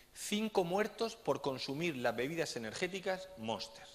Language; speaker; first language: Spanish; native; Spanish